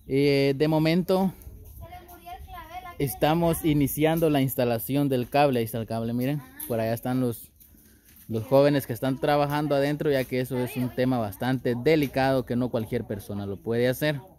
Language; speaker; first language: Spanish; native; Spanish